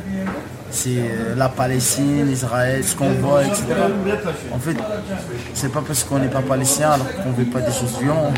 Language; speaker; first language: French; non-native, local second language; Arabic